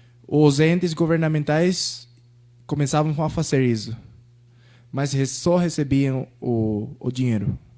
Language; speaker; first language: Portuguese; non-native, fluent; Spanish